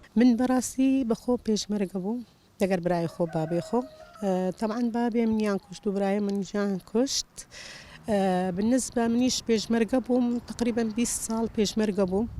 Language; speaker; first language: Central Kurdish; non-native, local second language; Assyrian Neo-Aramaic